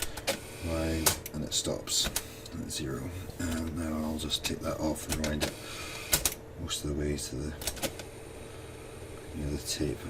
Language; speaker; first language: English; native; English